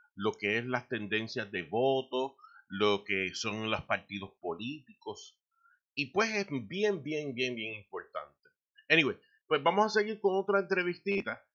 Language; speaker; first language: Spanish; native; Spanish